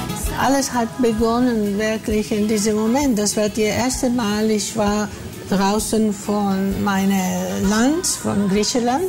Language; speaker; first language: German; non-native, fluent; Greek